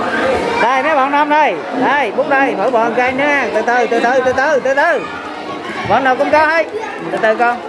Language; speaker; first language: Vietnamese; native; Vietnamese